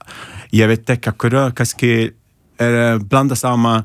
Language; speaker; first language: Icelandic; non-native, learner; Italian